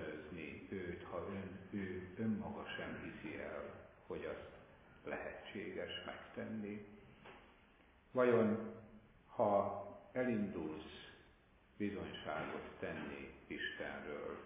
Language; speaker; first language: Hungarian; native; Hungarian